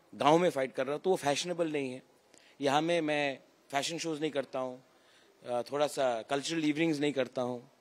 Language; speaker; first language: Hindi; non-native, local second language; Kok Borok